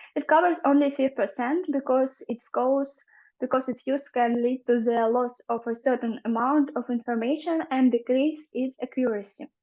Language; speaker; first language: English; non-native, fluent; Ukrainian